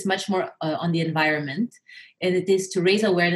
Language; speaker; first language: English; non-native, local second language; French